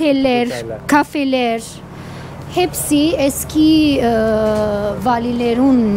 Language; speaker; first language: Turkish; non-native, fluent; Arabic